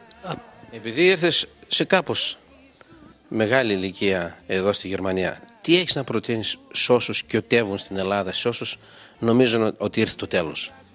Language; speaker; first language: Greek; native; Greek